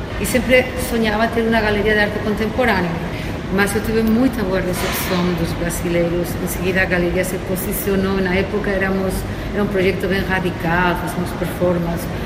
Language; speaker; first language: Portuguese; non-native, fluent; Spanish